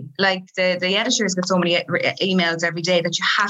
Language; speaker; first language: English; native; English